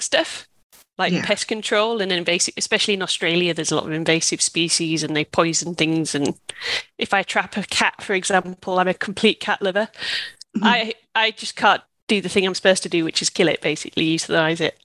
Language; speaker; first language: English; native; English